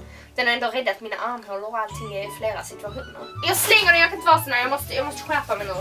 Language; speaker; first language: Swedish; native; Swedish